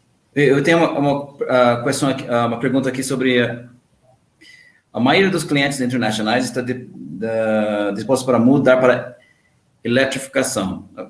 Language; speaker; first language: Portuguese; non-native, learner; English